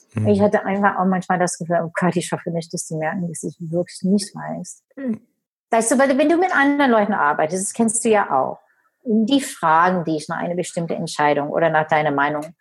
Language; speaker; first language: German; non-native, fluent; English